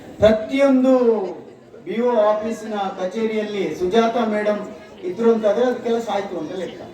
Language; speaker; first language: Kannada; native; Kannada